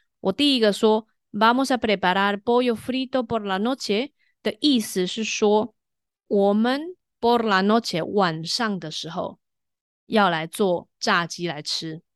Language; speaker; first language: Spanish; non-native, fluent; Chinese